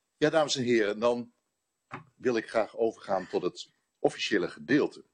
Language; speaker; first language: Dutch; native; Dutch